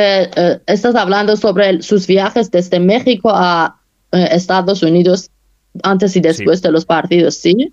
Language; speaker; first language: Spanish; non-native, fluent; Persian